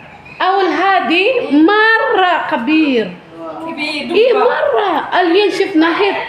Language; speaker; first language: Arabic; non-native, learner; Filipino